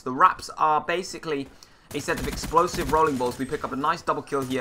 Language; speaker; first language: English; native; English